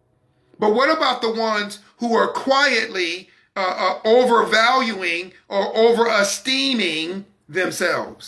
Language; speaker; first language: English; native; English